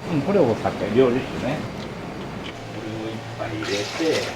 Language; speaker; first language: Japanese; native; Japanese